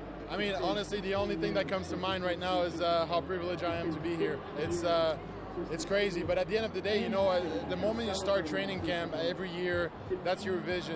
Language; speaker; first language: English; non-native, fluent; French